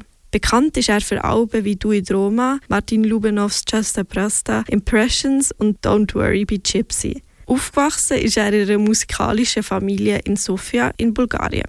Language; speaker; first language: German; native; German